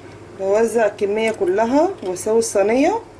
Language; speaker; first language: Arabic; native; Arabic